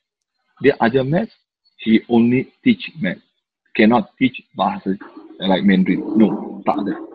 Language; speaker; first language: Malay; non-native, local second language; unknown